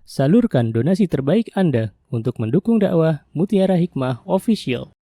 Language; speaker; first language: Indonesian; native; Indonesian